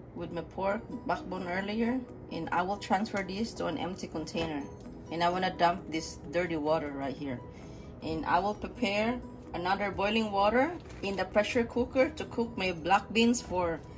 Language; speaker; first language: English; non-native, local second language; Filipino